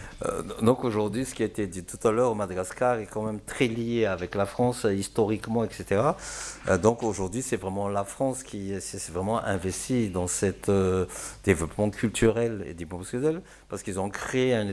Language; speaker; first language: French; non-native, local second language; Malagasy